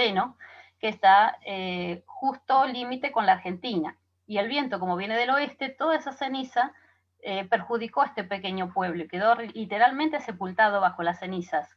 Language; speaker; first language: Spanish; native; Spanish